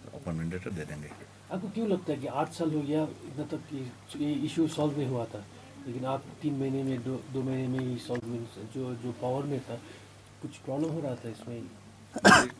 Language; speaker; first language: Hindi; non-native, local second language; Nepali